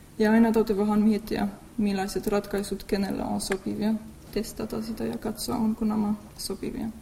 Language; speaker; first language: Finnish; non-native, fluent; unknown